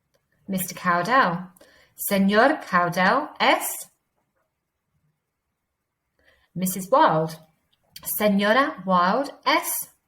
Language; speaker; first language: Spanish; non-native, fluent; English